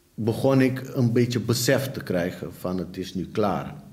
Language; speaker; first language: Dutch; early bilingual, other home language; Papiamento